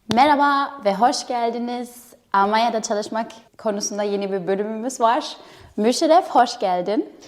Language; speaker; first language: Turkish; early bilingual, heritage; Turkish